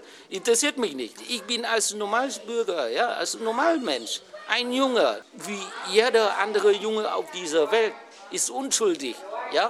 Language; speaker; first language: German; non-native, learner; Vietnamese